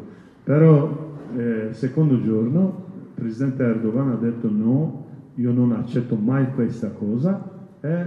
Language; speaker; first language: Italian; non-native, learner; Kurdish